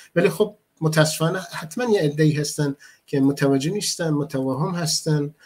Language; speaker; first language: Persian; native; Persian